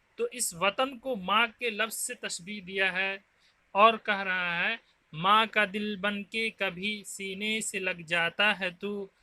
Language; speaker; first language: Urdu; native; Urdu